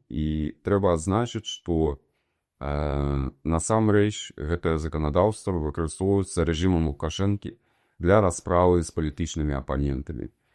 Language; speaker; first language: Belarusian; non-native, local second language; Russian